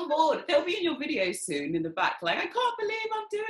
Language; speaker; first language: English; native; English